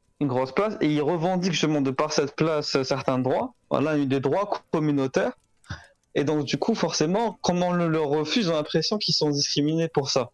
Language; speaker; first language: French; non-native, local second language; Arabic